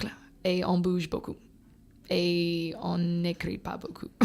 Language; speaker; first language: French; non-native, fluent; English